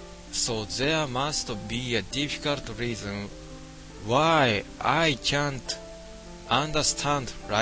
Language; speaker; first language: English; non-native, learner; Japanese